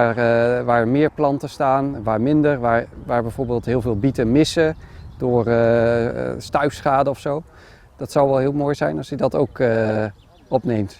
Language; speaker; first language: Dutch; native; Dutch